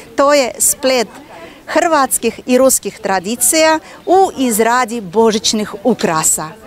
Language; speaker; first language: Croatian; non-native, fluent; Russian